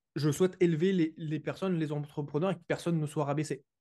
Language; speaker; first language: French; native; French